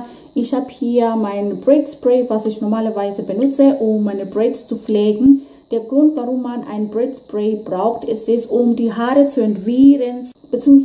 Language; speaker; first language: German; non-native, fluent; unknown